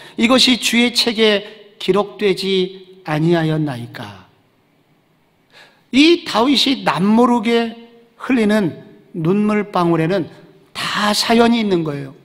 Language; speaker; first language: Korean; native; Korean